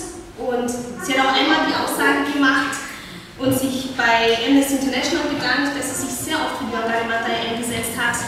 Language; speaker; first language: German; non-native, fluent; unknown